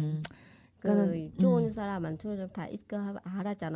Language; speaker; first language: Korean; non-native, learner; Vietnamese